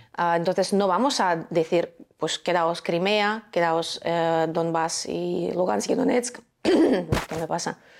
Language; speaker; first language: Spanish; non-native, fluent; Ukrainian